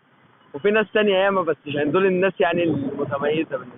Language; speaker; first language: Arabic; native; Arabic